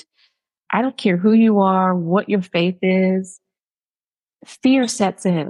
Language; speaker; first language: English; native; English